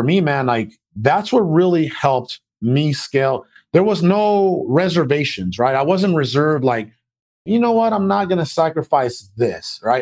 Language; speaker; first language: English; early bilingual, other home language; Spanish